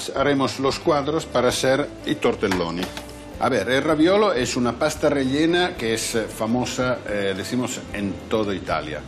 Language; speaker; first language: Spanish; non-native, fluent; Italian